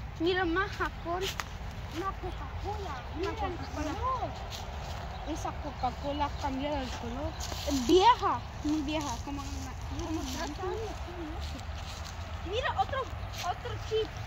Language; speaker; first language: Spanish; early bilingual, heritage; Spanish